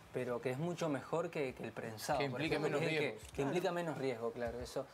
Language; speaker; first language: Spanish; native; Spanish